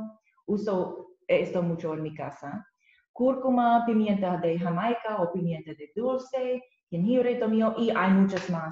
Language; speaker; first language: Spanish; non-native, learner; English